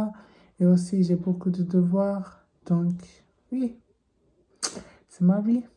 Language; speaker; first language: French; non-native, learner; English